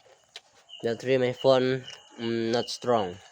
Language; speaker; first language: English; non-native, learner; Indonesian